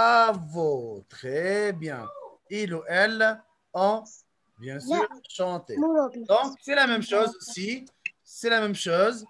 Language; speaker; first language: French; non-native, local second language; Arabic